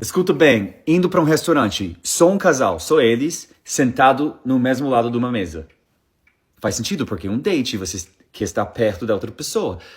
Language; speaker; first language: Portuguese; non-native, fluent; English